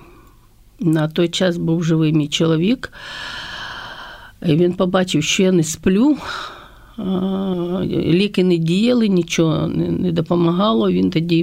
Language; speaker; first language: Ukrainian; native; Ukrainian